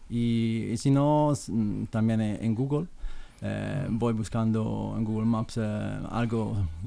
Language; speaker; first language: Spanish; non-native, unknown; Italian